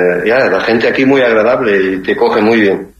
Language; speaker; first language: Spanish; early bilingual, heritage; Spanish